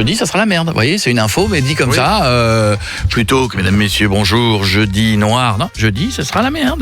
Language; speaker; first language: French; native; French